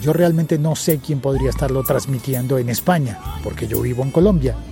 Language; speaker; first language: Spanish; native; Spanish